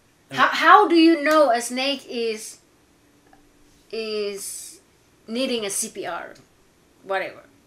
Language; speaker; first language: English; non-native, fluent; Indonesian